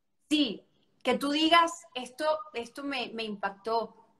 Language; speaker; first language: Spanish; native; Spanish